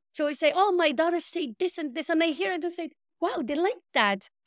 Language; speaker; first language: English; non-native, fluent; Arabic